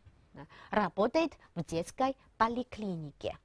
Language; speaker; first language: Russian; non-native, fluent; Chinese